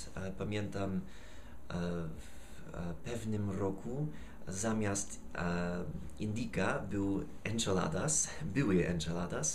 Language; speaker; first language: Polish; non-native, fluent; English